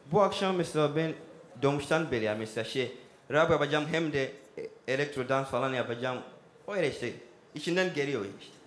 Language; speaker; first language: Turkish; non-native, learner; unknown